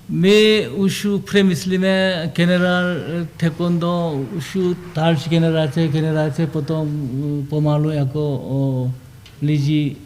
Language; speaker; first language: Czech; non-native, learner; Korean